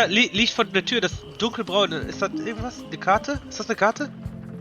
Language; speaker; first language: German; native; German